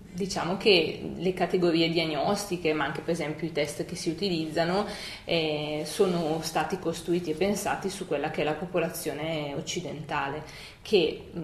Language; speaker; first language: Italian; native; Italian